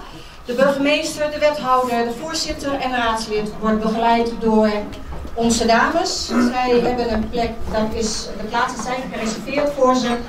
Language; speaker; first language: Dutch; early bilingual, other home language; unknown